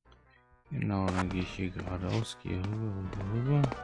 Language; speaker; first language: German; native; German